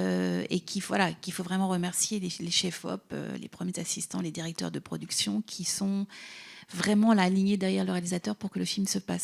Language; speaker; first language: French; native; French